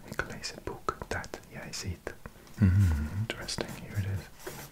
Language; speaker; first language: Dutch; non-native, learner; English